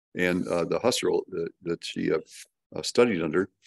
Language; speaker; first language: English; native; English